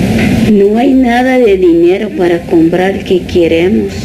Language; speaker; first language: Spanish; non-native, local second language; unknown